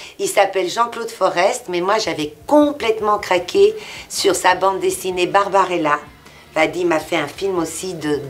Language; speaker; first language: French; early bilingual, other home language; Portuguese